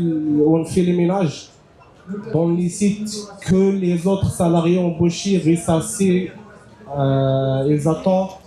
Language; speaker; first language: French; non-native, learner; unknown